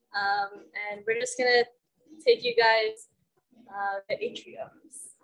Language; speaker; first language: English; native; English